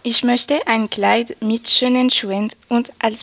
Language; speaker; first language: German; non-native, learner; French